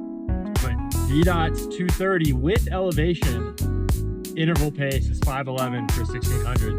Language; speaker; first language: English; native; English